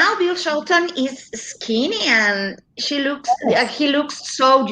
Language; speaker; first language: English; non-native, learner; Spanish